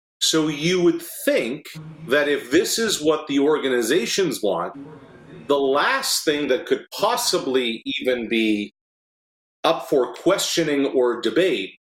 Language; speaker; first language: English; native; English